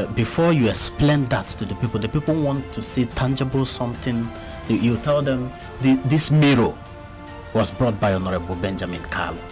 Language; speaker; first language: English; non-native, local second language; Igbo